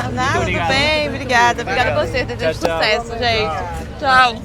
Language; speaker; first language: Portuguese; non-native, fluent; Spanish